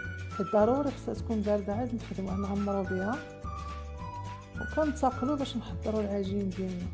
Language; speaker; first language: Arabic; native; Arabic